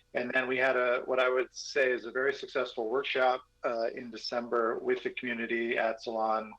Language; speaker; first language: English; native; English